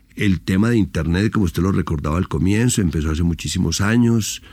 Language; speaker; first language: Spanish; native; Spanish